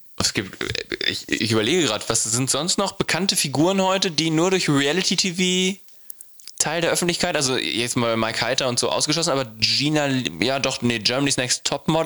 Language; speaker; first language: German; native; German